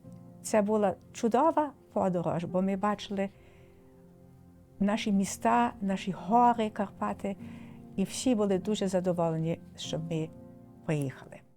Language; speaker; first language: Ukrainian; early bilingual, heritage; Ukrainian